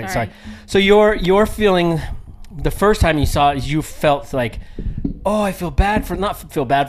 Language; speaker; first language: English; native; English